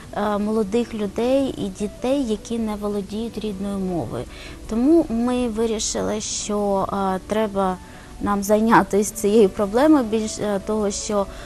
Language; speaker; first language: Ukrainian; non-native, local second language; Romany